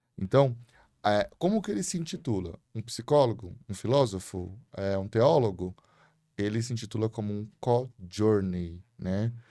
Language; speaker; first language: Portuguese; native; Portuguese